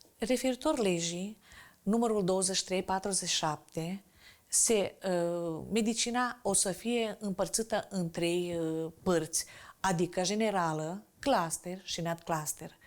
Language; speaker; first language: Romanian; native; Romanian